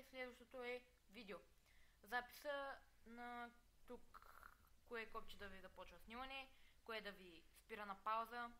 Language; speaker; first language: Bulgarian; native; Bulgarian